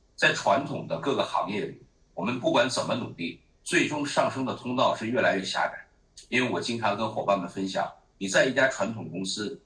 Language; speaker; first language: Chinese; native; Chinese